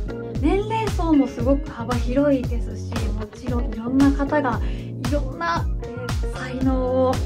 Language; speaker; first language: Japanese; native; Japanese